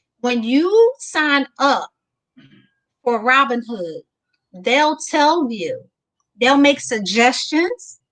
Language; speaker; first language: English; native; English